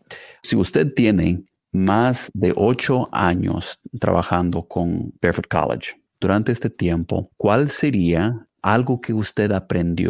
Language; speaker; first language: Spanish; non-native, fluent; English